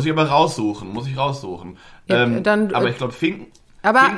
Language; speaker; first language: German; native; German